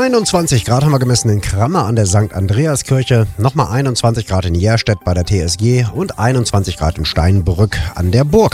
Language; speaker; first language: German; native; German